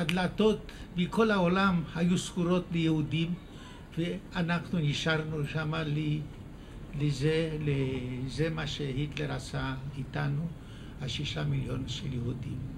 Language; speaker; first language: Hebrew; non-native, fluent; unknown